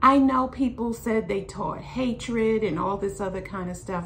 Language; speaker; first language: English; native; English